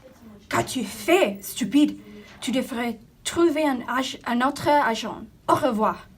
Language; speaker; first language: French; non-native, learner; English